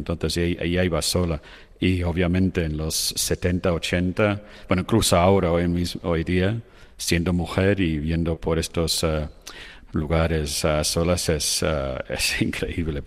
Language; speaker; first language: Spanish; non-native, fluent; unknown